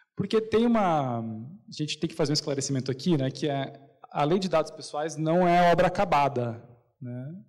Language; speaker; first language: Portuguese; native; Portuguese